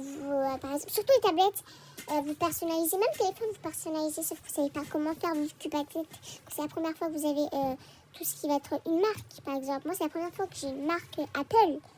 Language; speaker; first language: French; native; French